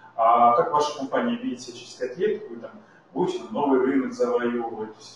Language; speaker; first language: Russian; native; Russian